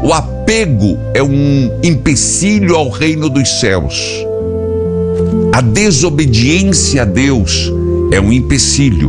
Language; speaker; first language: Portuguese; native; Portuguese